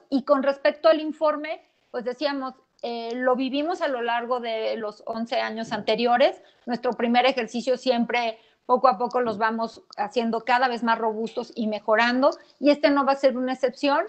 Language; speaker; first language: Spanish; native; Spanish